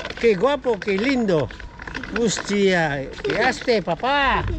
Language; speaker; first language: Spanish; non-native, learner; Filipino